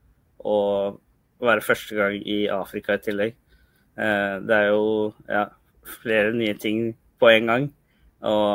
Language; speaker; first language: Norwegian; early bilingual, other home language; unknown